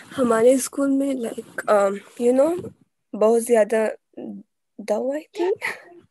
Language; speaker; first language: Hindi; early bilingual, heritage; Urdu